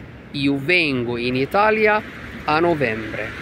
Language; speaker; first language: Italian; non-native, fluent; Arabic